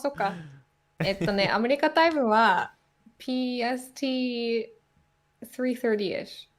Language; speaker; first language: Japanese; native; Japanese